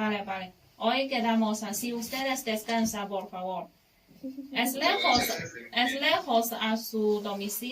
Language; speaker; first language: Spanish; non-native, learner; Chinese